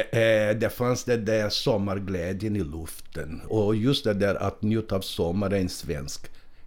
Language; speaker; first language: Swedish; non-native, fluent; Portuguese